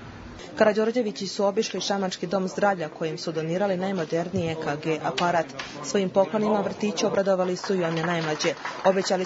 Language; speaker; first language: Bosnian; native; Bosnian